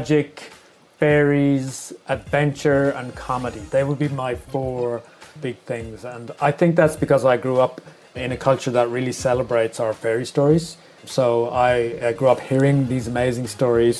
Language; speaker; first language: English; native; English